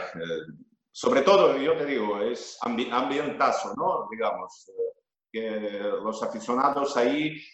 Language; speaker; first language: Spanish; non-native, fluent; Russian